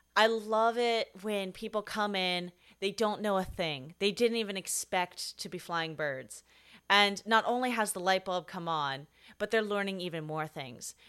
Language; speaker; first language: English; native; English